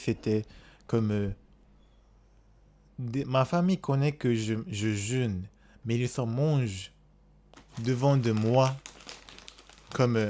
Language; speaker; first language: French; non-native, learner; Japanese